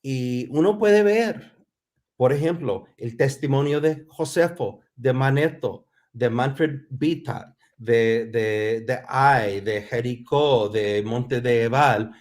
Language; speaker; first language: Spanish; non-native, fluent; English